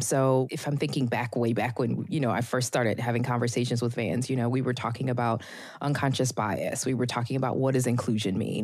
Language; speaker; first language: English; native; English